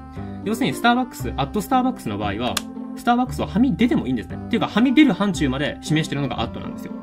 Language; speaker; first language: Japanese; native; Japanese